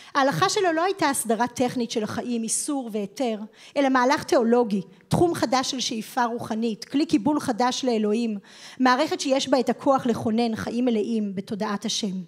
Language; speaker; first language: Hebrew; native; Hebrew